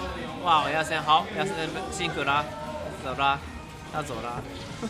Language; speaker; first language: Chinese; non-native, fluent; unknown